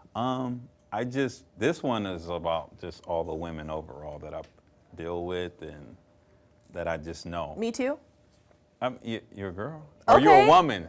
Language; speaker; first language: English; native; English